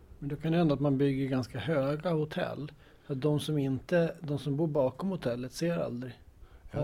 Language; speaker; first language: Swedish; native; Swedish